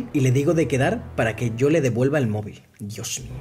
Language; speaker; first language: Spanish; native; Spanish